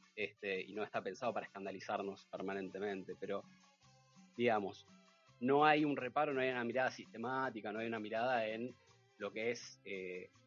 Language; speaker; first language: Spanish; native; Spanish